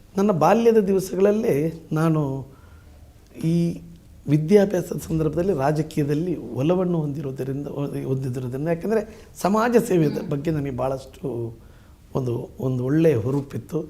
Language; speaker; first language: Kannada; non-native, local second language; Badaga